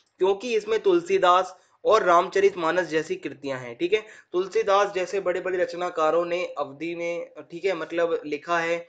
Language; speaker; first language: Hindi; native; Hindi